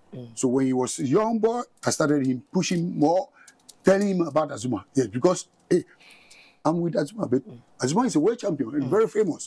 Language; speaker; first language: English; non-native, local second language; Ga